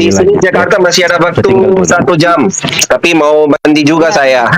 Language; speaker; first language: Indonesian; non-native, learner; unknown